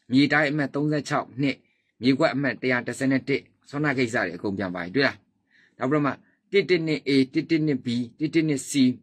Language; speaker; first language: Burmese; native; Burmese